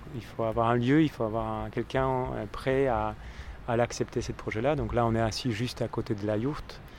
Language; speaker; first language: French; non-native, fluent; Polish